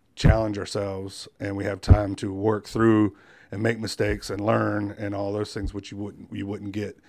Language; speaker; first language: English; native; English